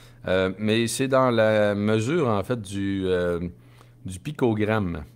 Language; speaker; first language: French; native; French